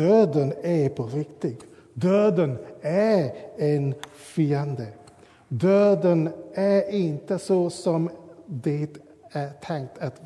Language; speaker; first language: Swedish; non-native, fluent; English